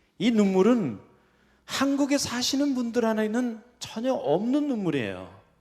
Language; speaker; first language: Korean; early bilingual, heritage; Korean